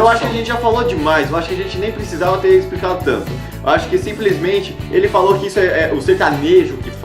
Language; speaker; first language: Portuguese; native; Portuguese